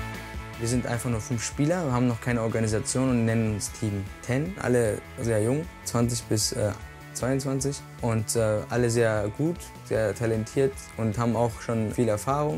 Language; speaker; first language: German; native; German